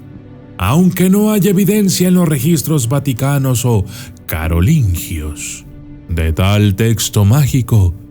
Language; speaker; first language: Spanish; native; Spanish